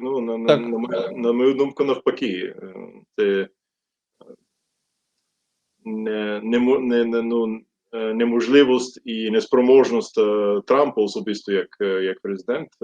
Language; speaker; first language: Ukrainian; non-native, fluent; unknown